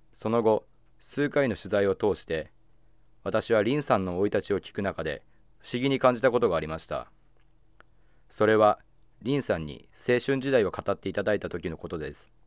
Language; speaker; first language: Japanese; native; Japanese